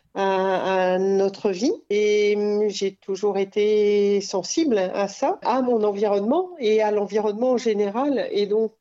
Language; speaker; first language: French; native; French